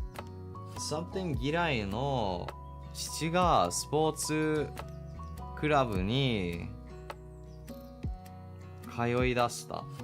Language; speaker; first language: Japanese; non-native, learner; English